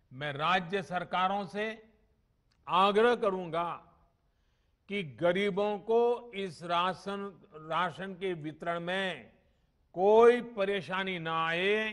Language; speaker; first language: Hindi; non-native, local second language; Gujarati